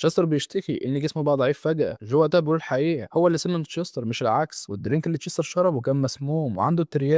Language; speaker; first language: Arabic; native; Arabic